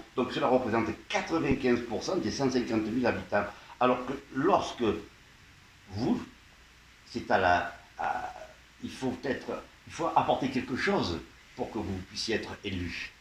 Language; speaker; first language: French; native; French